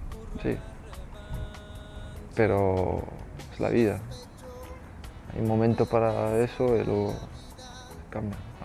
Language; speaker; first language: Spanish; non-native, fluent; French